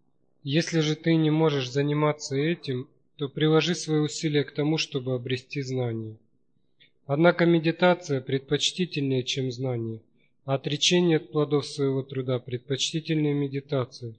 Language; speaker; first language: Russian; native; Russian